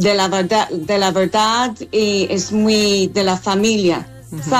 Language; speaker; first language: Spanish; non-native, learner; English